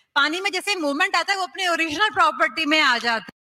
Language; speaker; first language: Hindi; native; Hindi